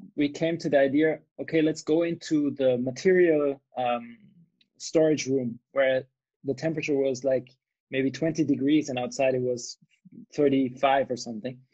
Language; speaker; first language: English; non-native, fluent; German